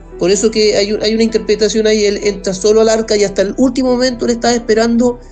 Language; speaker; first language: Spanish; native; Spanish